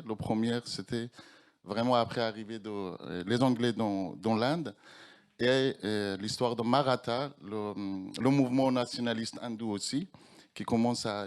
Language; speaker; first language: French; non-native, learner; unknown